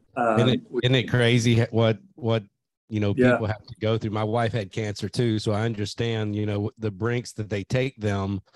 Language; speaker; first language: English; native; English